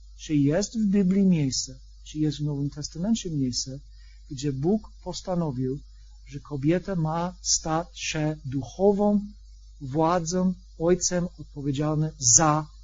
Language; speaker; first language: Polish; non-native, fluent; English